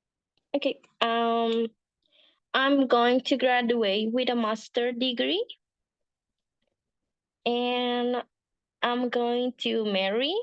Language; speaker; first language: English; non-native, learner; Spanish